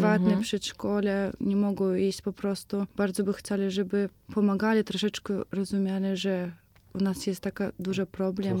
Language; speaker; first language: Polish; non-native, fluent; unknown